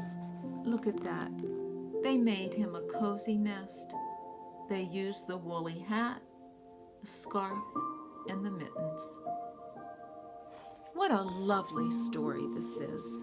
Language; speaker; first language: English; native; English